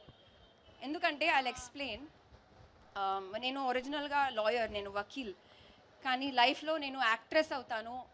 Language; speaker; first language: Telugu; non-native, learner; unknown